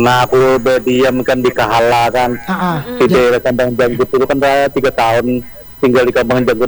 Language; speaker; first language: Indonesian; non-native, local second language; Banjar